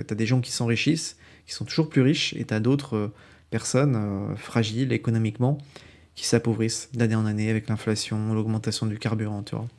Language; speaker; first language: French; native; French